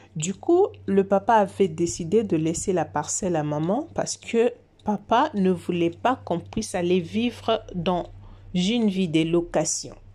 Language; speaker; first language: French; non-native, local second language; Lingala